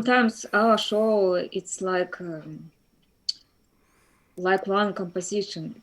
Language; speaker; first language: English; non-native, fluent; Russian